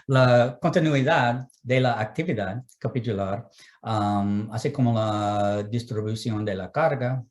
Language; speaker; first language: Spanish; non-native, fluent; English